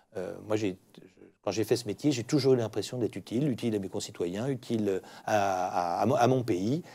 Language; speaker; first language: French; native; French